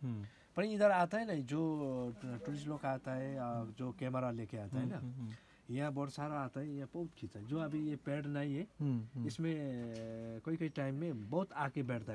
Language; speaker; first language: Hindi; non-native, local second language; Nepali